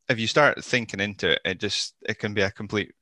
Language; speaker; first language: English; native; English